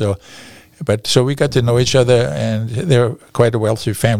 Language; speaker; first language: English; non-native, fluent; German